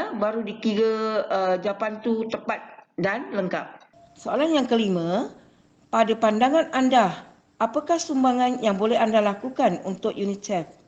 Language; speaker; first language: Malay; non-native, local second language; Chinese